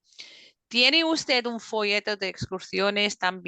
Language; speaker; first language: Spanish; non-native, fluent; English